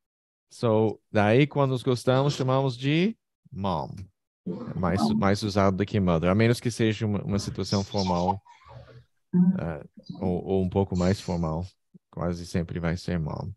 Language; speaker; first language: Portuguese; non-native, fluent; English